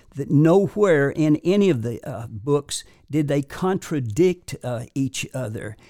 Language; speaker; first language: English; native; English